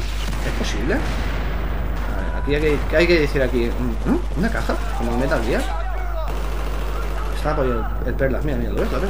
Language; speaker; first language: Spanish; native; Spanish